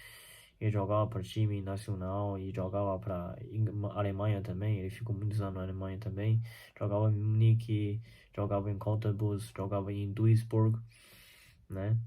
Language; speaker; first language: Portuguese; non-native, fluent; Chinese